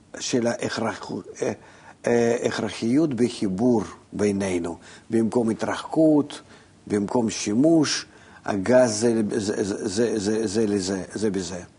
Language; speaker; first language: Hebrew; non-native, fluent; Russian